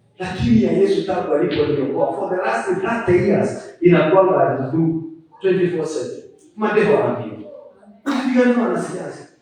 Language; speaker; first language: Swahili; non-native, local second language; Kikuyu